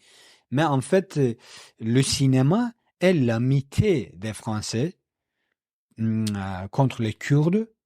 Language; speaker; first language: French; non-native, learner; Kurdish